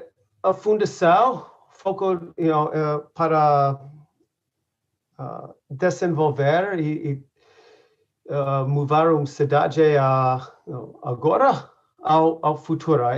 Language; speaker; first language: Portuguese; non-native, learner; English